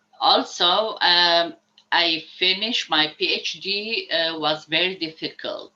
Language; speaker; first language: English; non-native, learner; Arabic